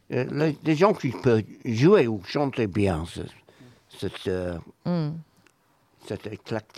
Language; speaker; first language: French; non-native, learner; English